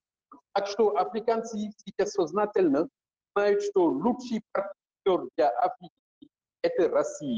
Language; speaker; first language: Russian; non-native, fluent; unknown